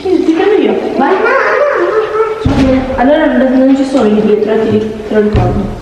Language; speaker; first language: Italian; early bilingual, heritage; Albanian